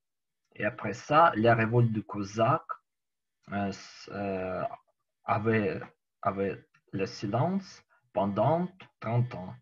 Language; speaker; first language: French; non-native, learner; Ukrainian